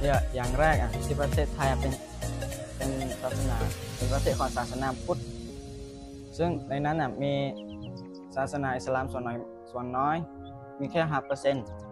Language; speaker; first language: Thai; non-native, local second language; Malay